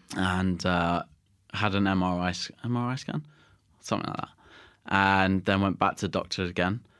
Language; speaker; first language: English; native; English